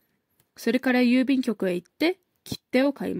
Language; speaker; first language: Japanese; non-native, fluent; Kyrgyz